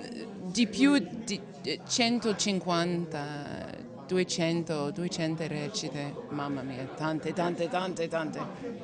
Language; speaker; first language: Italian; non-native, learner; English